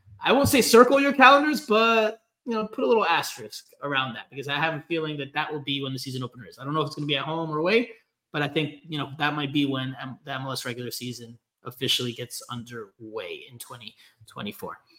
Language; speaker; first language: English; early bilingual, other home language; Spanish